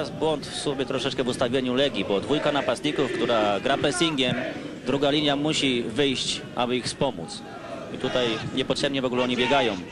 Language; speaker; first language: Polish; native; Polish